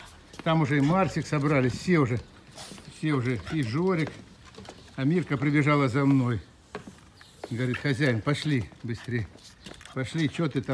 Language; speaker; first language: Russian; native; Russian